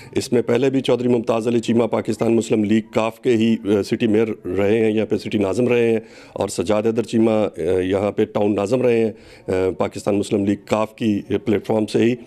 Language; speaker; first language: Urdu; non-native, local second language; Punjabi